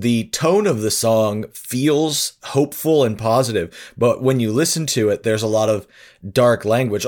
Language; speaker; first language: English; native; English